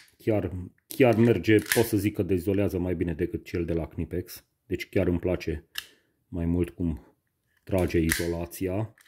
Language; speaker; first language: Romanian; non-native, local second language; Hungarian